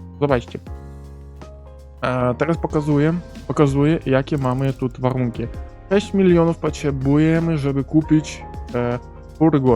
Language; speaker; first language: Polish; non-native, learner; Ukrainian